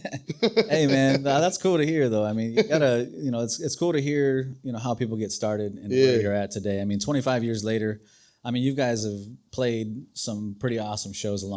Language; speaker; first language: English; native; English